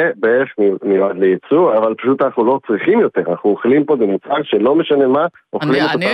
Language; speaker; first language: Hebrew; native; Hebrew